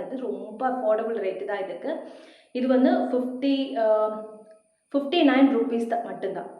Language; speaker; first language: Tamil; non-native, learner; Malayalam